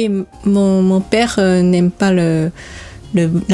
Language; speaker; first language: French; non-native, learner; Japanese